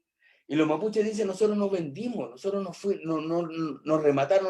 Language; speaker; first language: Spanish; native; Spanish